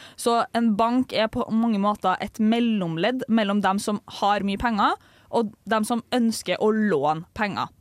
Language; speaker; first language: Norwegian; native; Norwegian